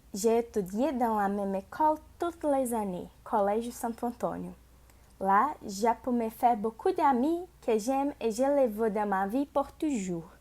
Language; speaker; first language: French; non-native, learner; Portuguese